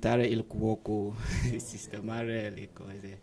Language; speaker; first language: Italian; non-native, learner; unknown